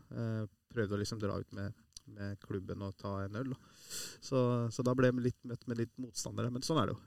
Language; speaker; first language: Norwegian; early bilingual, other home language; Persian